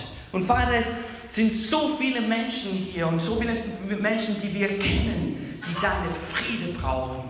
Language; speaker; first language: German; non-native, fluent; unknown